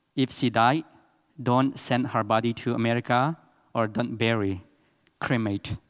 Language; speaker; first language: English; non-native, learner; Burmese